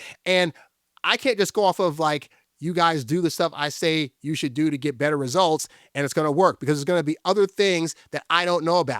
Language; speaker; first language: English; native; English